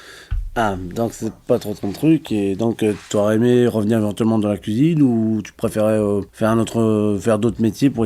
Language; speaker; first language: French; native; French